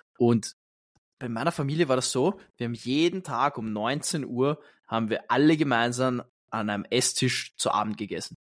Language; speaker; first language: German; native; German